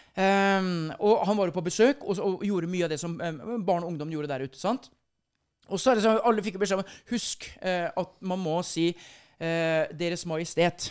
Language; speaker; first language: Norwegian; native; Norwegian